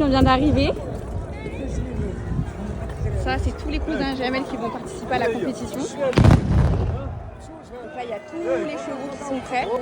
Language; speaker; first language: French; native; French